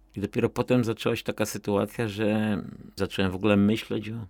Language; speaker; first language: Polish; native; Polish